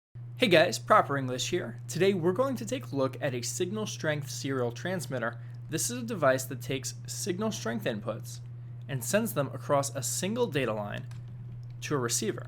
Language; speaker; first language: English; native; English